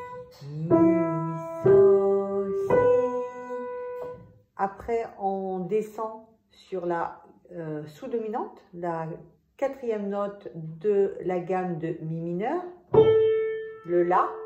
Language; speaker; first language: French; native; French